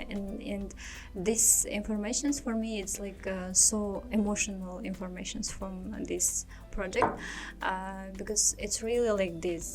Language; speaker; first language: English; non-native, learner; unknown